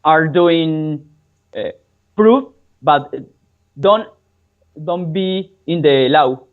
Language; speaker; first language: English; non-native, learner; Spanish